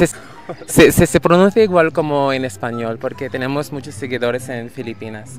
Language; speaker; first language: Spanish; non-native, fluent; Filipino